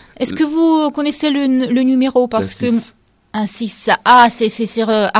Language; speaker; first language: French; non-native, fluent; Russian